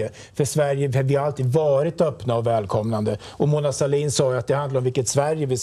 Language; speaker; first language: Swedish; native; Swedish